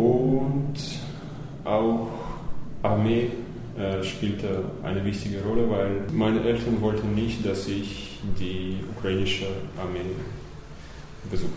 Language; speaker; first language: German; early bilingual, other home language; Russian